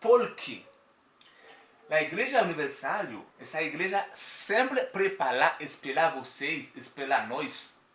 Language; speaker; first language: Portuguese; non-native, learner; Haitian Creole